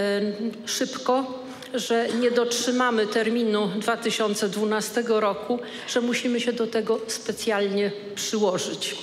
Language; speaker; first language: Polish; native; Polish